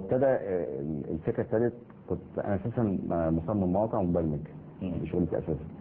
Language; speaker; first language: Arabic; native; Arabic